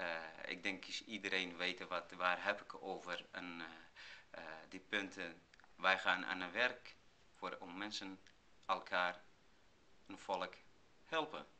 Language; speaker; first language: Dutch; non-native, learner; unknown